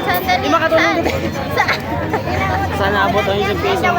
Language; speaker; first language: Filipino; non-native, local second language; Cebuano